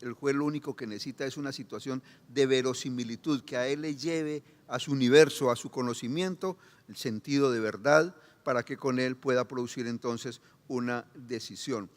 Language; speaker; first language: Spanish; native; Spanish